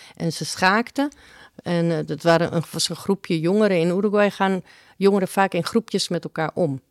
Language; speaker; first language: Dutch; early bilingual, other home language; Spanish